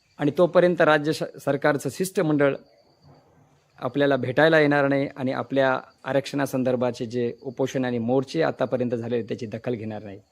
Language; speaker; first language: Marathi; non-native, local second language; Lambadi